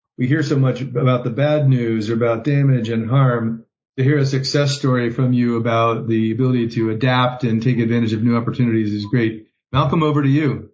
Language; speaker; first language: English; native; English